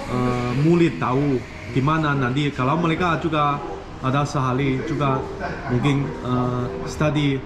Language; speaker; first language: Indonesian; non-native, learner; Chinese